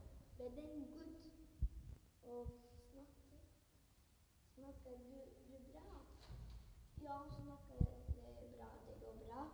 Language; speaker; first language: Norwegian; non-native, learner; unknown